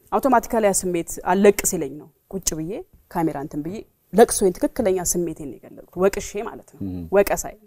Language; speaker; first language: Amharic; native; Amharic